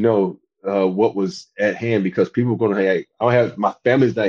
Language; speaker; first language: English; native; English